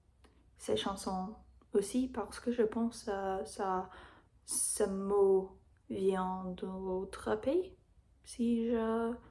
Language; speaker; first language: French; non-native, learner; English